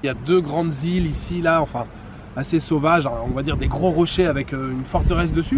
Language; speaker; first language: French; native; French